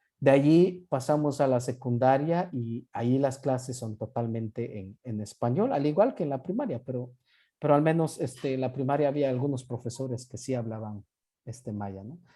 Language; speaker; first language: Spanish; non-native, local second language; Yucateco